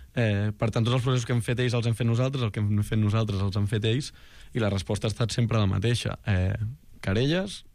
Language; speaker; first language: Catalan; native; Catalan